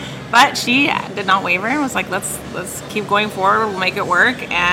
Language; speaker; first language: English; native; English